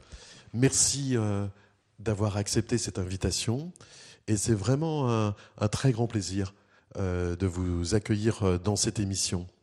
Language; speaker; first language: French; native; French